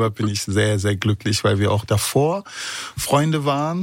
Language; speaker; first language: German; early bilingual, other home language; Kurdish